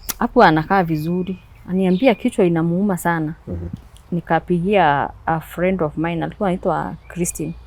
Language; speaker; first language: Swahili; non-native, local second language; Meru